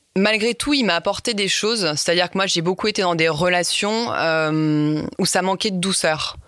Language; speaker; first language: French; native; French